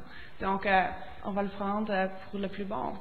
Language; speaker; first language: French; non-native, local second language; English